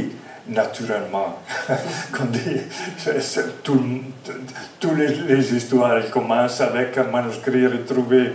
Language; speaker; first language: French; non-native, fluent; Italian